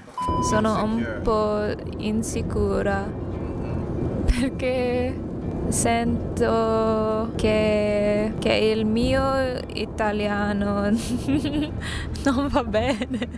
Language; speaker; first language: Italian; non-native, learner; English